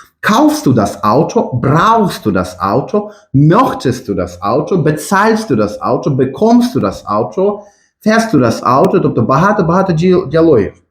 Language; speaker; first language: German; non-native, fluent; Ukrainian